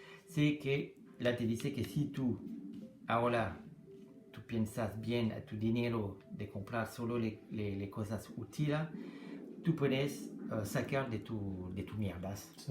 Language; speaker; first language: Spanish; non-native, learner; French